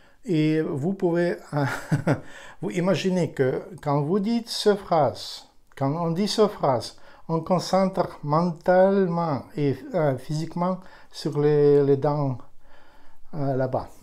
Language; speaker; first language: French; non-native, fluent; Ukrainian